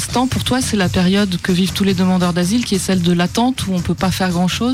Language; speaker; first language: French; native; French